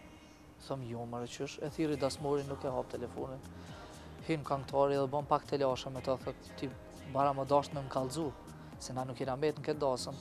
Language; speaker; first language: Albanian; native; Albanian